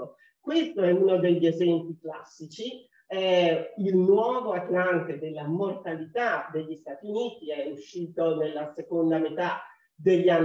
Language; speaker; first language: Italian; native; Italian